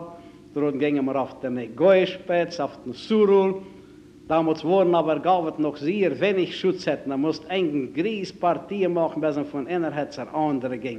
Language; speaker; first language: German; native; German